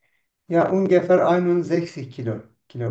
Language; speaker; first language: German; non-native, learner; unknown